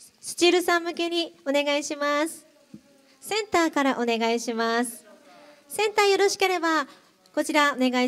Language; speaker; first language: Japanese; native; Japanese